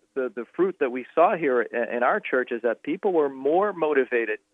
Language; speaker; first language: English; non-native, fluent; Portuguese